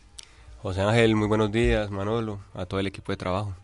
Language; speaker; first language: Spanish; native; Spanish